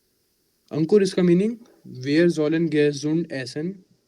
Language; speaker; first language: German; non-native, fluent; Hindi